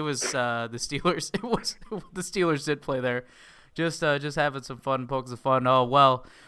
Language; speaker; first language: English; native; English